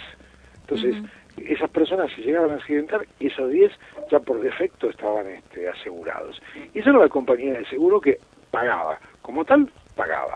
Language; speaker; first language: Spanish; native; Spanish